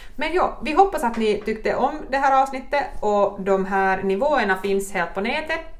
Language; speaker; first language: Swedish; native; Swedish